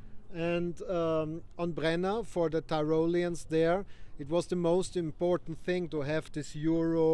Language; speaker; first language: English; non-native, fluent; German